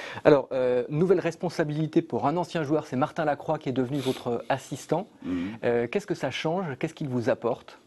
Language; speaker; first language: French; native; French